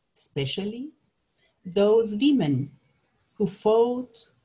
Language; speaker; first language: English; non-native, learner; Persian